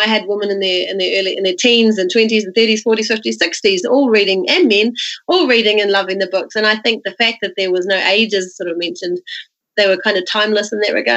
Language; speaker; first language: English; native; English